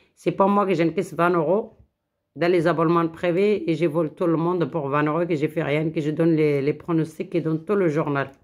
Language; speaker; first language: French; non-native, local second language; Arabic